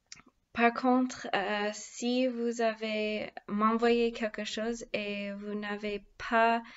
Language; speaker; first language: French; non-native, fluent; English